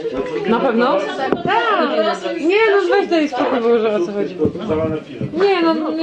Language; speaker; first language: Polish; native; Polish